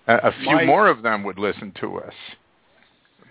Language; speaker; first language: English; native; English